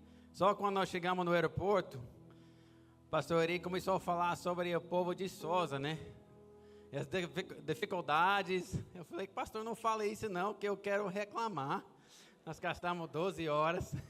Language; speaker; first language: Portuguese; non-native, fluent; English